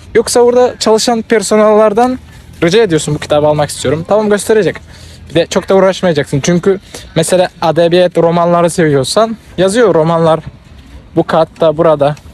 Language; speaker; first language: Turkish; non-native, fluent; Kyrgyz